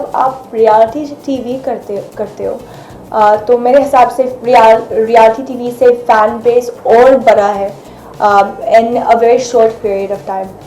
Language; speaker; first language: Hindi; non-native, fluent; Arabic